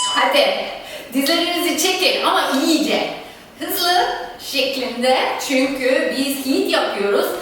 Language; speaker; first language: Turkish; non-native, fluent; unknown